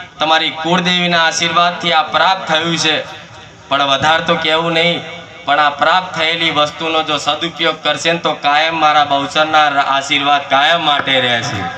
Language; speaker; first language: Gujarati; native; Gujarati